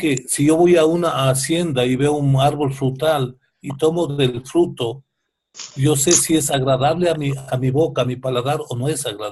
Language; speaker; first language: Spanish; native; Spanish